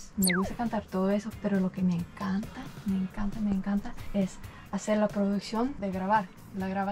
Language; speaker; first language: Spanish; non-native, fluent; English